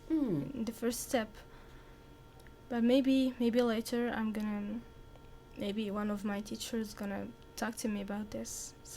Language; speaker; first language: English; non-native, learner; Arabic